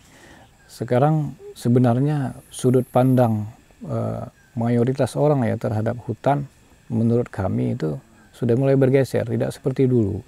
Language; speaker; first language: Indonesian; non-native, local second language; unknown